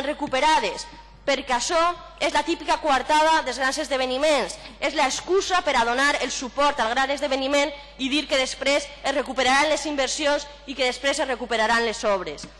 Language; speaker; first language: Catalan; native; Catalan